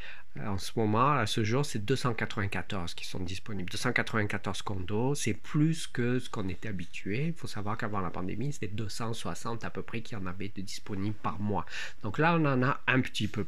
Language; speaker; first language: French; native; French